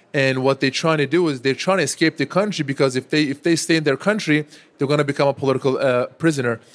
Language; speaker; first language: English; non-native, fluent; Turkish